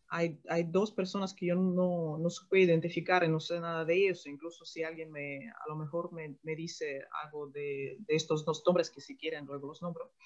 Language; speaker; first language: Spanish; non-native, fluent; Russian